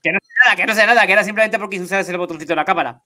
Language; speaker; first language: Spanish; native; Spanish